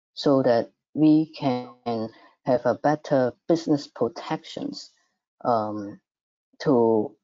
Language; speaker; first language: English; non-native, fluent; Cantonese